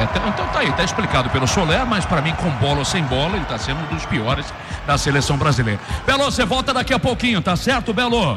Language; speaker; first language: Portuguese; native; Portuguese